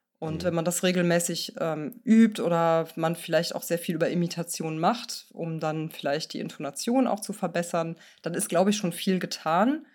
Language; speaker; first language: German; native; German